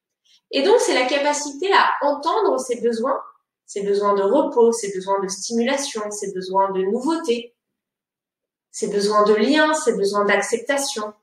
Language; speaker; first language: French; native; French